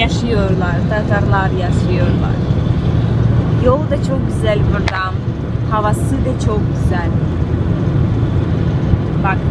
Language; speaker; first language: Turkish; non-native, learner; Russian